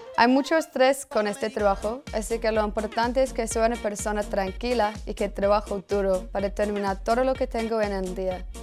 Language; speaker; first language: Spanish; non-native, fluent; English